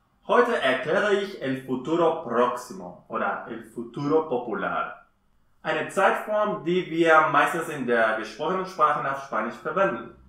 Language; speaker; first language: German; non-native, fluent; Spanish